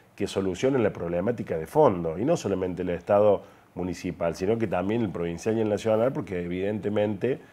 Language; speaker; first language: Spanish; native; Spanish